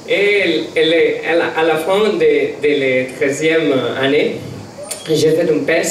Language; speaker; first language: French; non-native, learner; Catalan